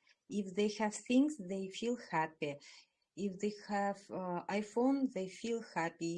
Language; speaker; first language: English; non-native, learner; Russian